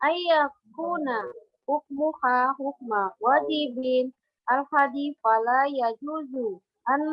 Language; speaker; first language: Arabic; non-native, learner; Indonesian